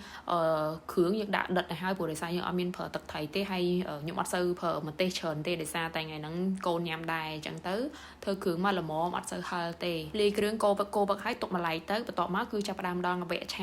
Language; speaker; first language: Khmer; native; Khmer